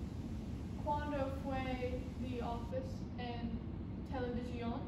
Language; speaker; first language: Spanish; non-native, learner; English